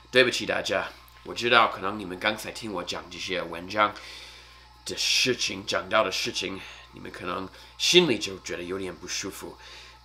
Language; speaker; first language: Chinese; non-native, fluent; English